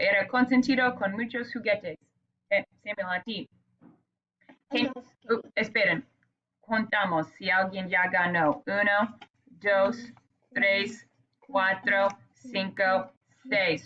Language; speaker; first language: Spanish; non-native, fluent; English